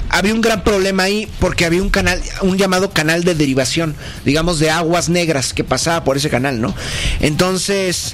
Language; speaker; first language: Spanish; native; Spanish